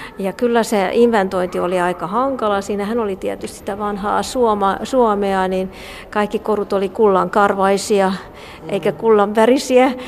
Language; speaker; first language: Finnish; non-native, fluent; Hungarian